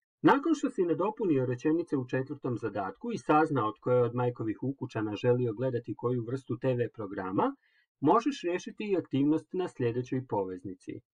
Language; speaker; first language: Croatian; native; Croatian